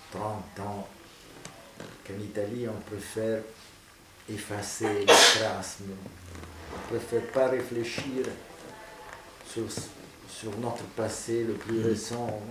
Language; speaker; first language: French; non-native, fluent; Italian